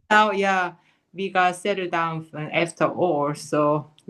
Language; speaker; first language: English; non-native, fluent; Korean